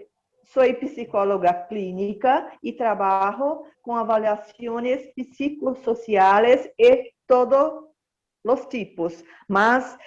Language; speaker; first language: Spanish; non-native, learner; Portuguese